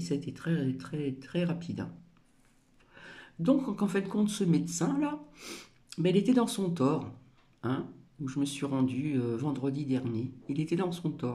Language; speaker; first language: French; native; French